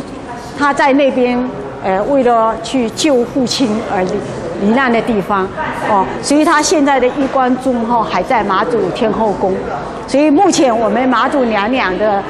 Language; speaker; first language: Chinese; native; Chinese